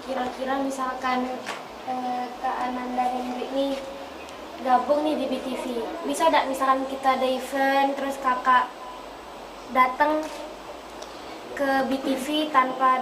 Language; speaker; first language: Indonesian; native; Indonesian